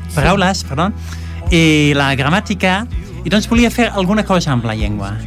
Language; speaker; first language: Catalan; non-native, fluent; Dutch